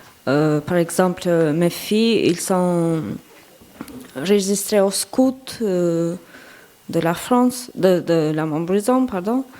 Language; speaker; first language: French; non-native, learner; Albanian